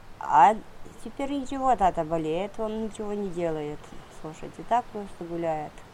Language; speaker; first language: Russian; non-native, local second language; Polish